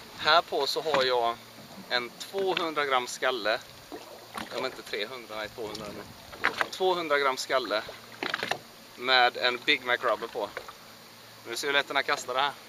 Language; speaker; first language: Swedish; early bilingual, other home language; Russian